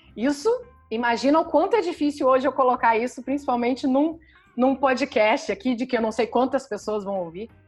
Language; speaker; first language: Portuguese; native; Portuguese